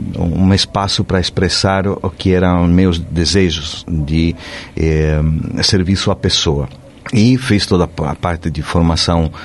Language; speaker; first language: Portuguese; non-native, fluent; Italian